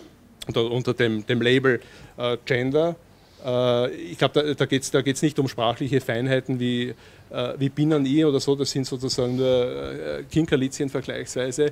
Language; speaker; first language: German; native; German